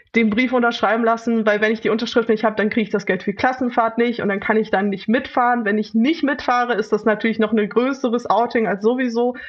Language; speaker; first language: German; native; German